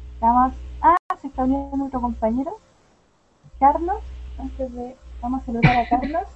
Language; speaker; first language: Spanish; native; Spanish